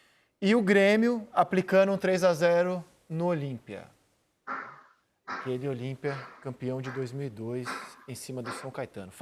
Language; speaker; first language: Portuguese; native; Portuguese